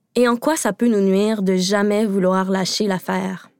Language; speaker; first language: French; native; French